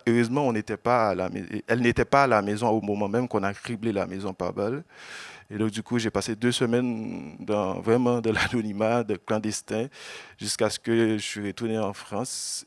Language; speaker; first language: French; non-native, local second language; Haitian Creole